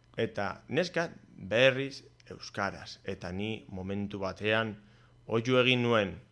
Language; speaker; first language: Basque; non-native, local second language; Spanish